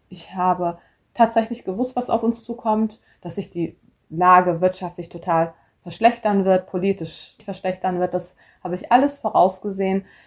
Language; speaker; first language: German; early bilingual, other home language; Turkish